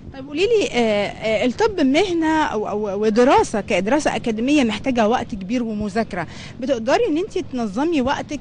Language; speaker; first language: Egyptian Arabic; native; Egyptian Arabic